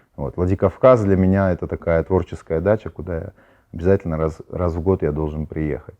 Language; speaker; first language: Russian; native; Russian